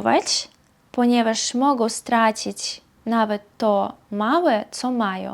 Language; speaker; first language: Polish; non-native, fluent; Belarusian